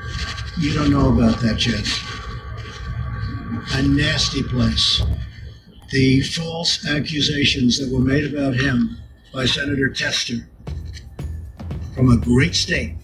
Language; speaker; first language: English; native; English